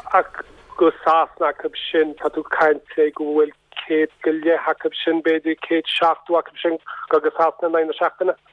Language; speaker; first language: Irish; native; Irish